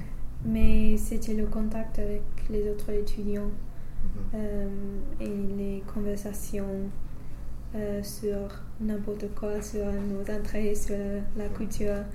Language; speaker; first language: French; non-native, fluent; English